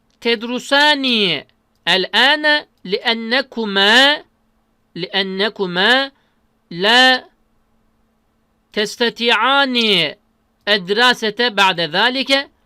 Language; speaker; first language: Arabic; non-native, fluent; Turkish